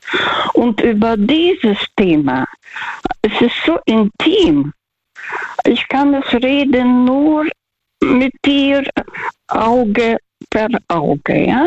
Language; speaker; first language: German; non-native, fluent; Russian